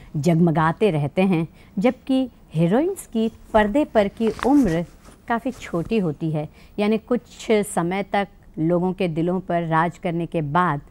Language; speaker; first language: Hindi; native; Hindi